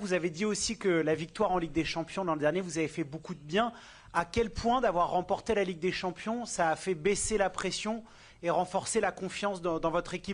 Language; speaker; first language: French; native; French